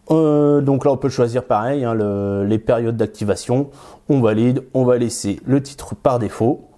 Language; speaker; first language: French; native; French